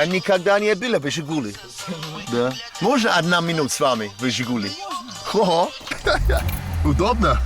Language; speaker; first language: Russian; non-native, learner; English